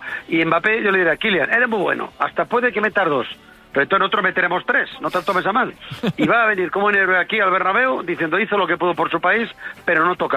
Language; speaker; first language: Spanish; native; Spanish